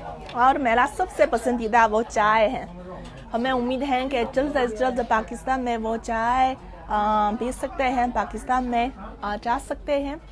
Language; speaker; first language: Hindi; non-native, fluent; Chinese